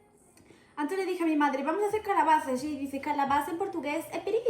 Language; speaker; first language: Spanish; early bilingual, other home language; Portuguese